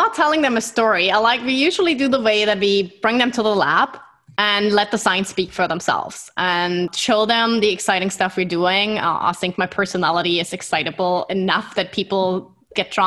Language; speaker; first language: English; non-native, fluent; German